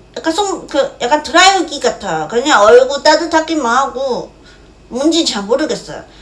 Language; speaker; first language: Korean; non-native, fluent; Chinese